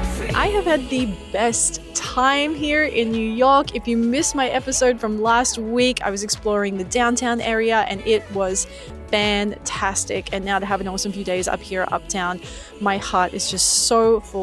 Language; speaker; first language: English; native; English